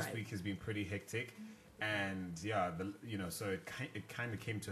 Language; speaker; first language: English; non-native, local second language; North Ndebele